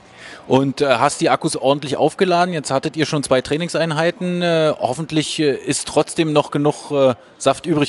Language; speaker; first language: German; native; German